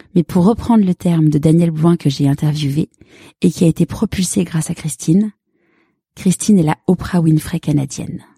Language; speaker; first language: French; native; French